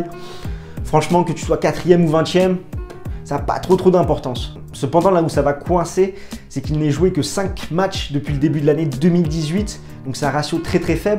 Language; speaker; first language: French; native; French